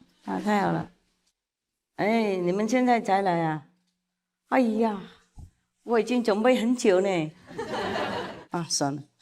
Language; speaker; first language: Chinese; non-native, fluent; Vietnamese